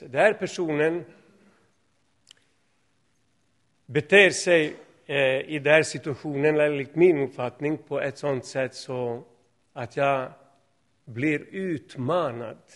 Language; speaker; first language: Swedish; non-native, fluent; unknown